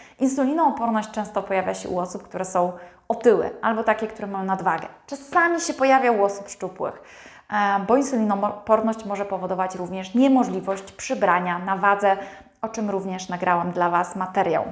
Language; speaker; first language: Polish; native; Polish